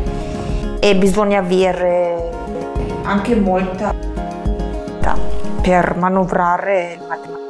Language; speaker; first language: Italian; non-native, fluent; German